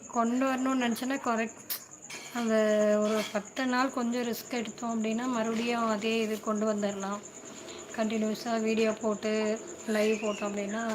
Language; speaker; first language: Tamil; non-native, local second language; Kannada